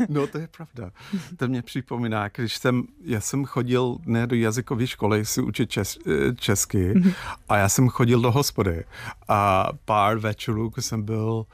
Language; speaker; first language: Czech; non-native, fluent; English